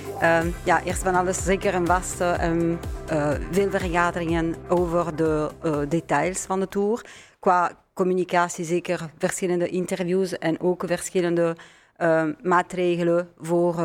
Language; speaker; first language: Dutch; non-native, learner; French